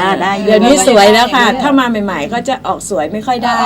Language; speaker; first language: Thai; native; Thai